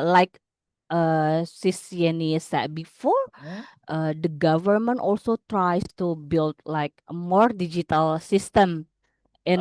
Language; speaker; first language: English; non-native, learner; Indonesian